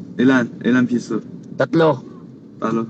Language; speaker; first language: Filipino; non-native, learner; Chinese